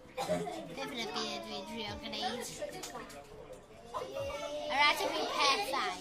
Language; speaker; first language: Welsh; non-native, local second language; English